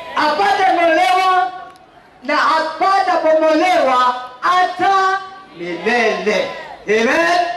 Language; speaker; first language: Swahili; non-native, local second language; Kamba